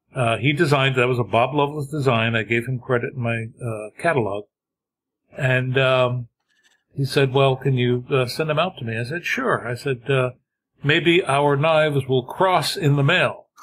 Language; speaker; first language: English; native; English